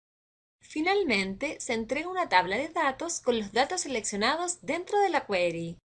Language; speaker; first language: Spanish; native; Spanish